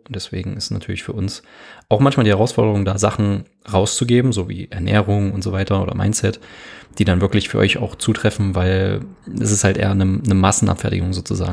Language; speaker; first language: German; native; German